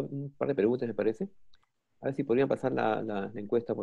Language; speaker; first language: Spanish; native; Spanish